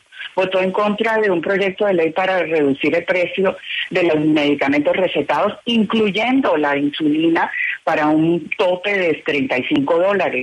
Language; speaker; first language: Spanish; native; Spanish